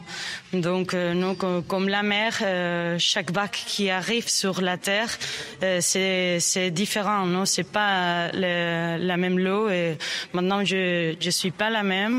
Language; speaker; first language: French; non-native, learner; Spanish